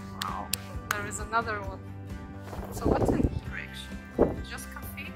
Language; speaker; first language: English; non-native, learner; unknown